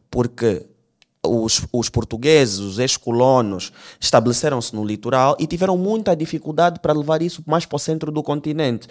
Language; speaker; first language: Portuguese; native; Portuguese